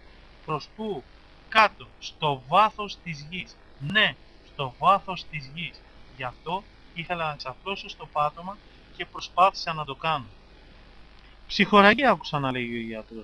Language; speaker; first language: Greek; native; Greek